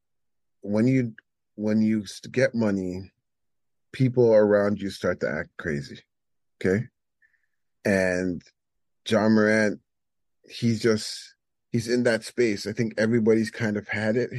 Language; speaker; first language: English; native; English